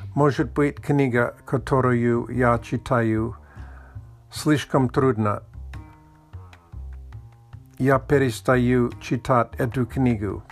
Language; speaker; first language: Russian; non-native, learner; Latvian